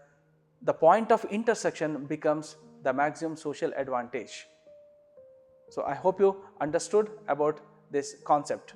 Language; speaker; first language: English; non-native, local second language; Kannada